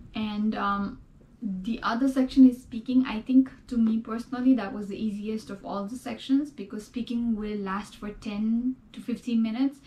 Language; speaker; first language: English; non-native, local second language; Nepali